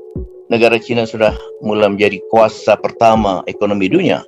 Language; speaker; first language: Malay; native; Malay